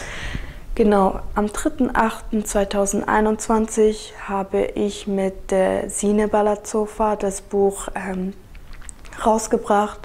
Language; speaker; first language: German; early bilingual, other home language; Kurdish